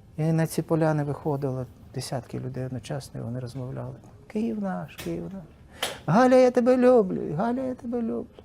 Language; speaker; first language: Ukrainian; non-native, local second language; Russian